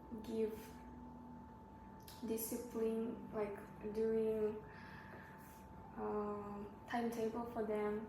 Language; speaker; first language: English; non-native, learner; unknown